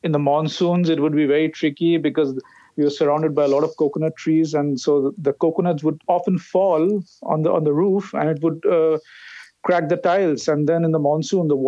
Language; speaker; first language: English; non-native, local second language; Bangla